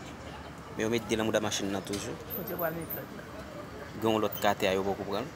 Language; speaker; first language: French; non-native, learner; Haitian Creole